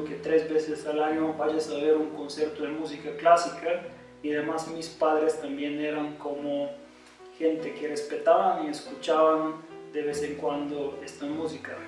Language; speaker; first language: Spanish; non-native, fluent; Bulgarian